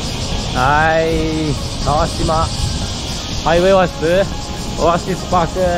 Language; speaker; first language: Japanese; native; Japanese